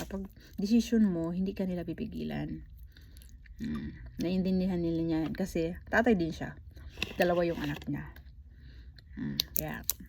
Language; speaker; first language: Filipino; native; Filipino